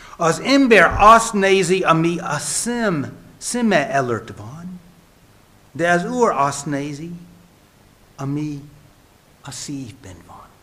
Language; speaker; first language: Hungarian; non-native, fluent; English